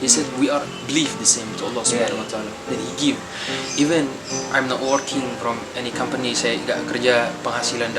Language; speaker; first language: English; non-native, learner; Arabic